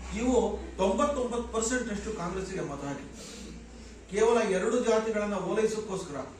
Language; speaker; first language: Kannada; non-native, local second language; Lambadi